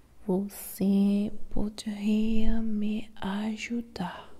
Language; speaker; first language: Portuguese; non-native, learner; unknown